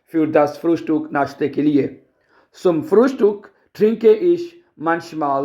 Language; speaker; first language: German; non-native, fluent; Urdu